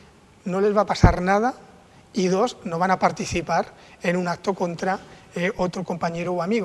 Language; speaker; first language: Spanish; native; Spanish